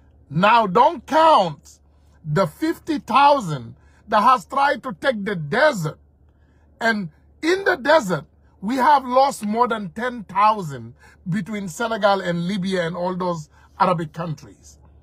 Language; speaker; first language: English; non-native, fluent; Wolof